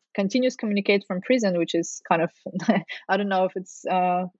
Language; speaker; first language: English; non-native, fluent; Russian